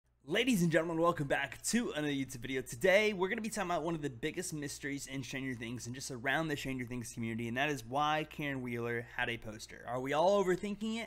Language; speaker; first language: English; native; English